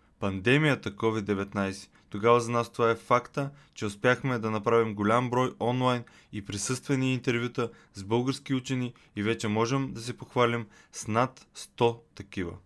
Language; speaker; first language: Bulgarian; native; Bulgarian